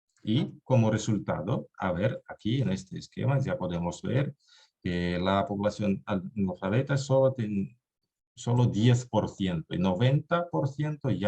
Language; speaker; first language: Spanish; non-native, fluent; Russian